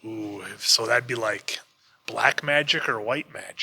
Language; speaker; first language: English; native; English